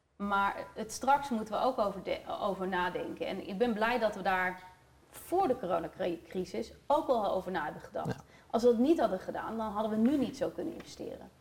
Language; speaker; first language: Dutch; native; Dutch